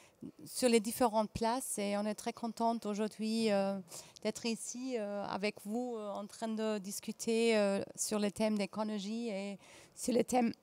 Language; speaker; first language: French; non-native, fluent; German